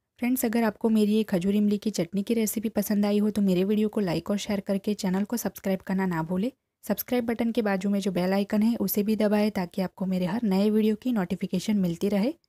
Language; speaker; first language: Hindi; non-native, local second language; Gujarati